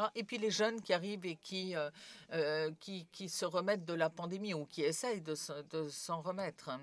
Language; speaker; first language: French; non-native, fluent; Serbian